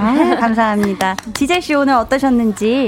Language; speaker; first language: Korean; native; Korean